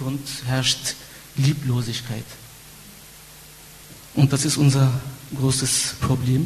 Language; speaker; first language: German; non-native, fluent; Turkish